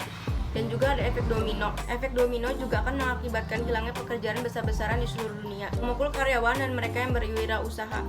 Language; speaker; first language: Indonesian; native; Indonesian